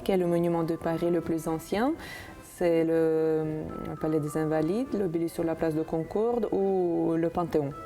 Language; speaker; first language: French; non-native, fluent; Uzbek